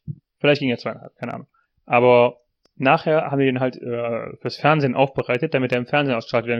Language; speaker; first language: German; native; German